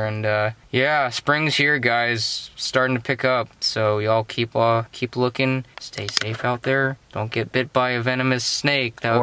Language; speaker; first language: English; native; English